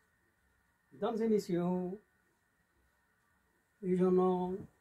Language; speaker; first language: French; non-native, learner; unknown